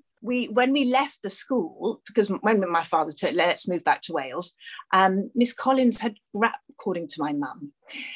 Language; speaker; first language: English; native; English